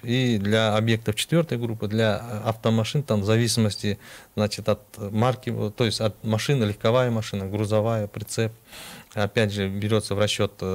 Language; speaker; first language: Russian; non-native, local second language; Kyrgyz